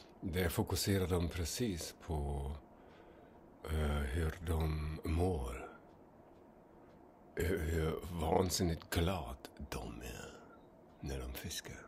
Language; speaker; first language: Swedish; non-native, fluent; German